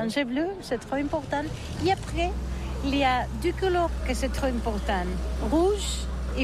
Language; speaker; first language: French; non-native, learner; Catalan